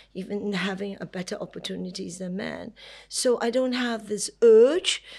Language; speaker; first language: English; non-native, local second language; Cantonese